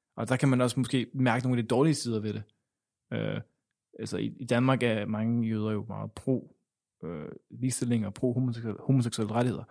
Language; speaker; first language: Danish; native; Danish